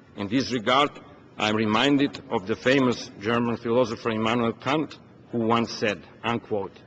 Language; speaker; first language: English; non-native, fluent; Macedonian